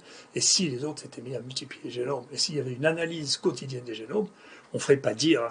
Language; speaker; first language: French; native; French